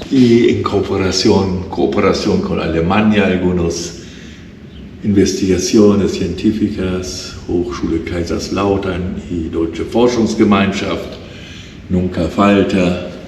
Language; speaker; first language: Spanish; non-native, fluent; German